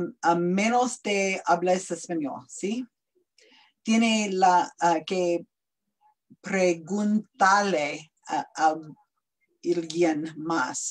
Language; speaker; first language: Spanish; non-native, learner; English